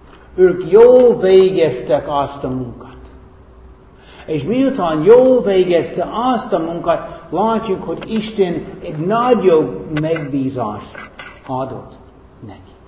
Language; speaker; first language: Hungarian; non-native, fluent; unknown